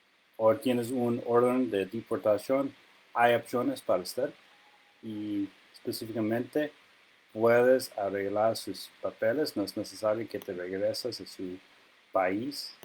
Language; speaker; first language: Spanish; non-native, fluent; English